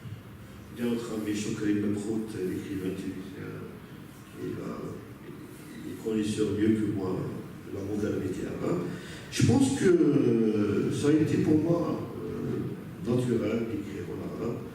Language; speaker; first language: French; non-native, local second language; Arabic